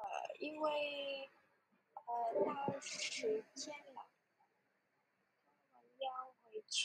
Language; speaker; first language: Chinese; non-native, learner; Vietnamese